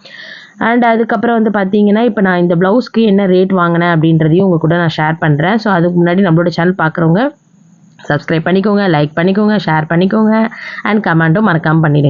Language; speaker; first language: Tamil; native; Tamil